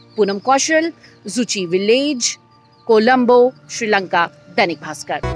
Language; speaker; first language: Hindi; native; Hindi